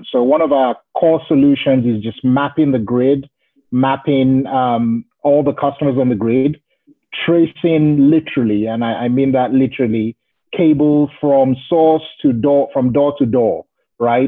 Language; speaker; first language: English; non-native, local second language; Yoruba